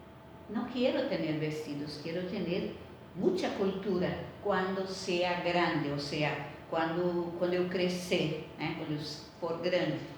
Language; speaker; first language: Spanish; non-native, fluent; Portuguese